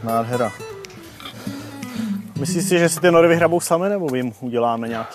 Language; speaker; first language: Czech; native; Czech